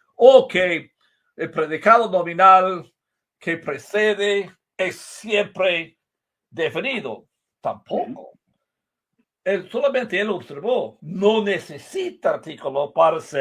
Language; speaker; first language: Spanish; non-native, fluent; English